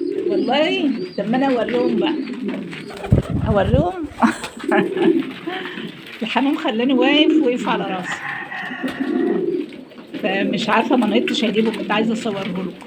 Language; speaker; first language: Arabic; native; Arabic